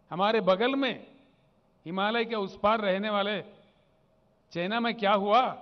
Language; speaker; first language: Hindi; non-native, local second language; Telugu